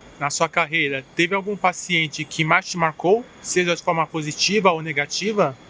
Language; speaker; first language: Portuguese; native; Portuguese